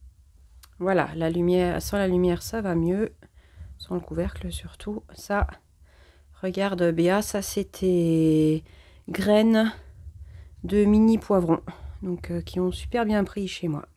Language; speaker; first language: French; native; French